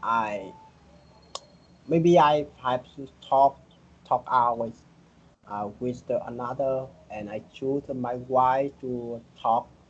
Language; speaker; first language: English; non-native, learner; Vietnamese